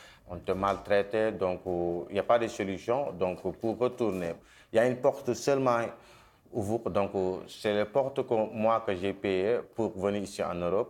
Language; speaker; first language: French; non-native, local second language; Wolof